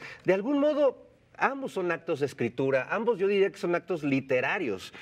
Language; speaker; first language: Spanish; native; Spanish